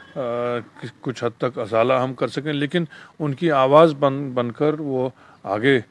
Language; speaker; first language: Urdu; native; Urdu